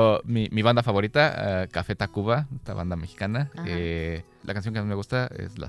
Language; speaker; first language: Spanish; native; Spanish